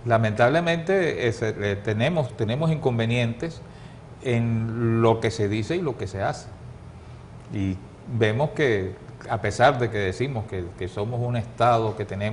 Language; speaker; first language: Spanish; native; Spanish